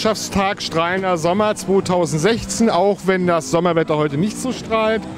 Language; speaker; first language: German; native; German